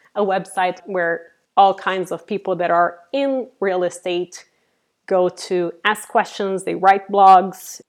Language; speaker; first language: English; non-native, fluent; Portuguese